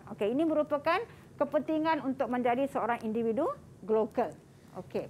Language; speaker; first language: Malay; non-native, local second language; Tamil